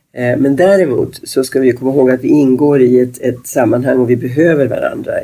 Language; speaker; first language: Swedish; native; Swedish